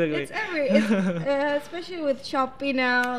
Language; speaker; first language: English; non-native, fluent; Arabic